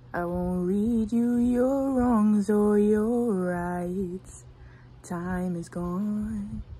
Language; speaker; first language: English; native; English